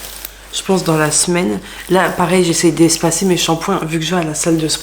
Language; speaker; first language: French; native; French